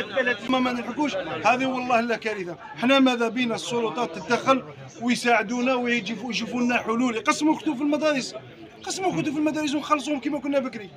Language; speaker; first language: Arabic; native; Arabic